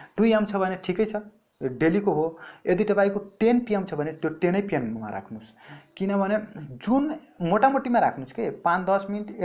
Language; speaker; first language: Nepali; non-native, local second language; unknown